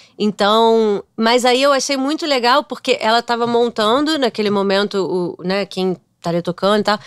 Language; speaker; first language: Portuguese; native; Portuguese